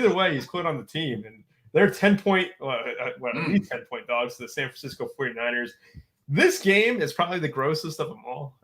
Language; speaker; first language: English; native; English